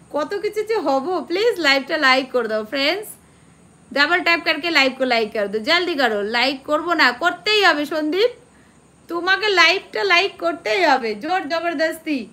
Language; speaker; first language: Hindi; non-native, local second language; Bangla